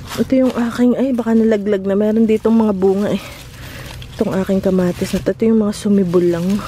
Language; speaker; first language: Filipino; native; Filipino